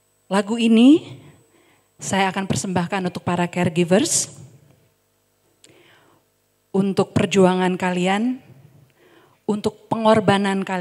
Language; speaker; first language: Indonesian; native; Indonesian